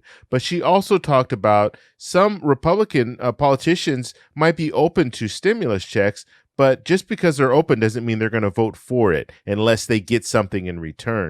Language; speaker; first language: English; native; English